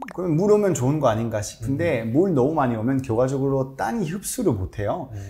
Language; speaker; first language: Korean; non-native, fluent; French